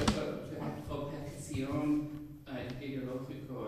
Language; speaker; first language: Spanish; non-native, fluent; English